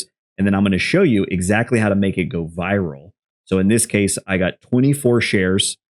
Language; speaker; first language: English; native; English